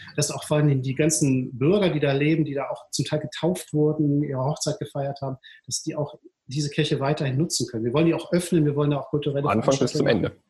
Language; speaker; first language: German; native; German